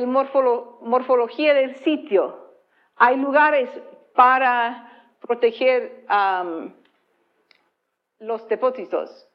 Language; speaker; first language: Spanish; non-native, fluent; English